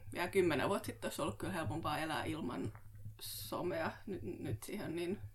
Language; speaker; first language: Finnish; native; Finnish